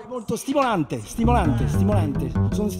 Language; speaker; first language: Italian; non-native, fluent; French